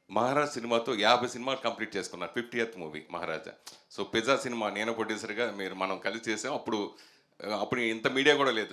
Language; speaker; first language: Telugu; native; Telugu